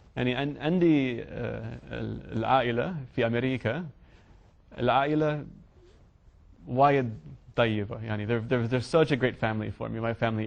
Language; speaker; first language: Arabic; non-native, learner; English